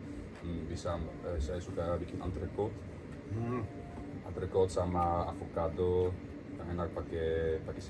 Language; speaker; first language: Indonesian; early bilingual, heritage; Dutch